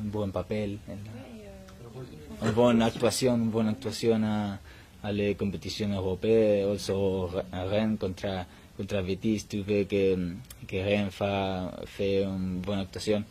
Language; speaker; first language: French; non-native, learner; Spanish